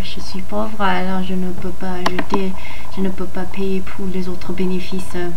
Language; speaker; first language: French; non-native, learner; English